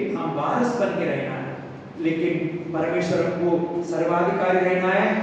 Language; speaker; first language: Hindi; non-native, local second language; Telugu